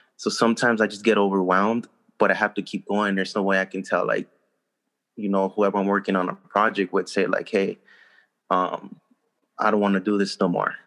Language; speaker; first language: English; early bilingual, other home language; Spanish